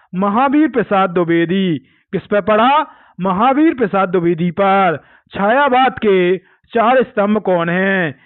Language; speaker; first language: Hindi; native; Hindi